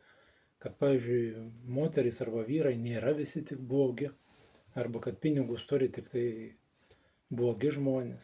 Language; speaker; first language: Lithuanian; native; Lithuanian